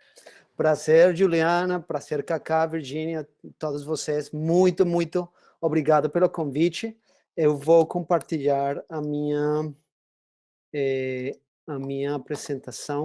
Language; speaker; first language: Portuguese; non-native, fluent; Spanish